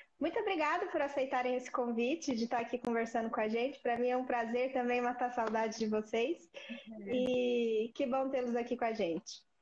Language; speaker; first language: Portuguese; native; Portuguese